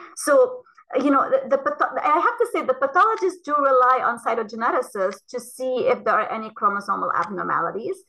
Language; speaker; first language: English; non-native, fluent; Arabic